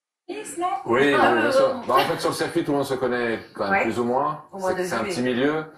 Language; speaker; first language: French; native; French